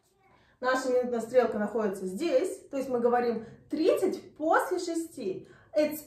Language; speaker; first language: Russian; native; Russian